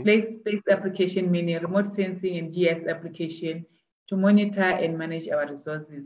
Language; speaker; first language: English; non-native, local second language; Tswana